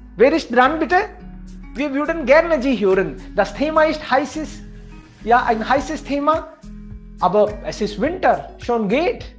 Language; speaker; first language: German; non-native, fluent; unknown